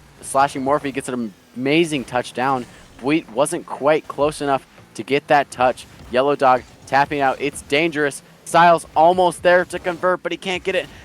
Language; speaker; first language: English; native; English